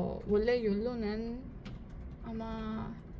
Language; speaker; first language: Korean; non-native, learner; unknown